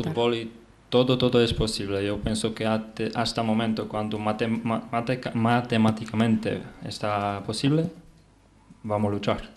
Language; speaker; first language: Spanish; non-native, learner; Polish